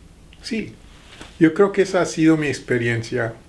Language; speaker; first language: Spanish; early bilingual, heritage; Spanish